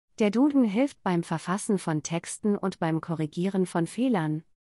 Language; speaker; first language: German; native; German